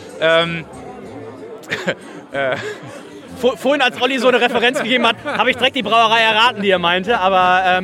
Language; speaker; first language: German; native; German